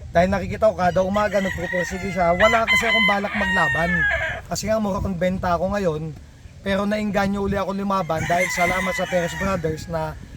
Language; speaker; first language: Filipino; native; Filipino